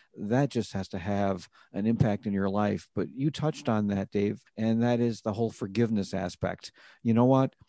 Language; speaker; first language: English; native; English